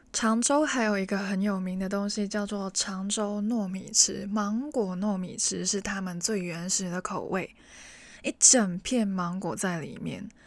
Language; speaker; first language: Chinese; non-native, local second language; Cantonese